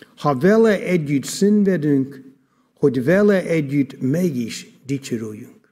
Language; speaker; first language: Hungarian; non-native, fluent; English